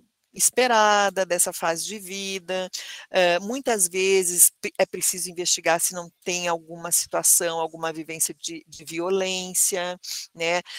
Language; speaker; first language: Portuguese; native; Portuguese